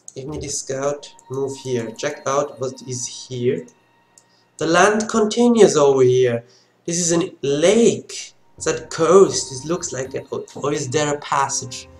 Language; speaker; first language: English; non-native, fluent; Swiss German